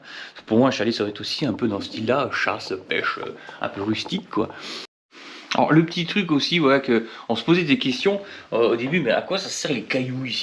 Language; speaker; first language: French; native; French